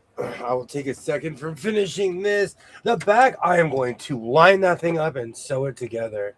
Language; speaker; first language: English; native; English